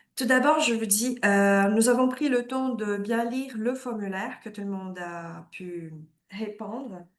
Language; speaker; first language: French; non-native, fluent; Portuguese